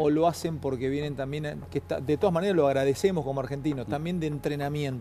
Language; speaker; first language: Spanish; native; Spanish